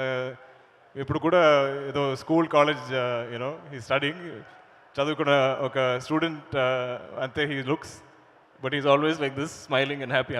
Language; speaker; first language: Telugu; non-native, learner; Malayalam